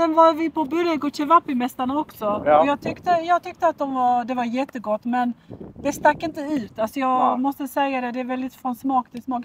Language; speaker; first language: Swedish; native; Swedish